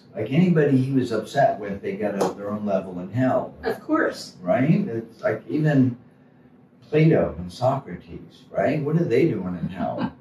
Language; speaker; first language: English; native; English